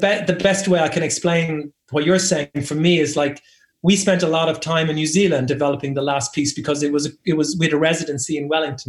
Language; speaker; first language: English; native; English